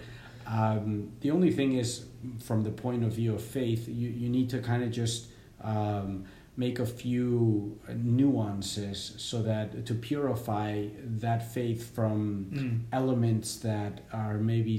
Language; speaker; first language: English; native; English